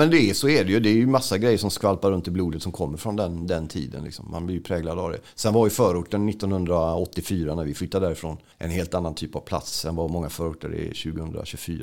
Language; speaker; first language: Swedish; native; Swedish